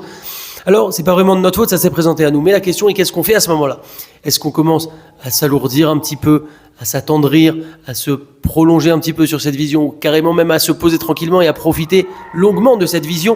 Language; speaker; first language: French; native; French